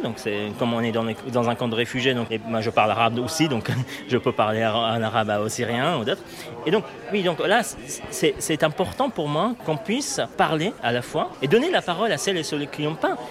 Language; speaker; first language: French; non-native, fluent; Persian